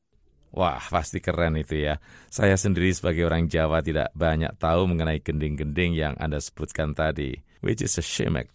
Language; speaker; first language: Indonesian; native; Indonesian